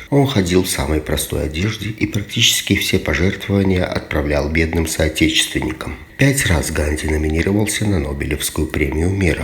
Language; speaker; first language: Russian; native; Russian